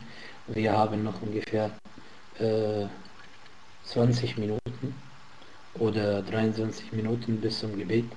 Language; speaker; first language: German; non-native, fluent; Arabic